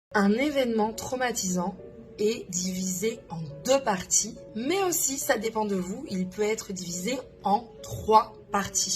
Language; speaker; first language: French; native; French